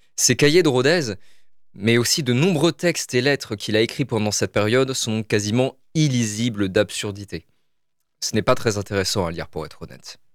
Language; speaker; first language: French; native; French